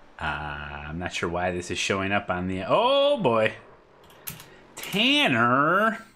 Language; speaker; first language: English; native; English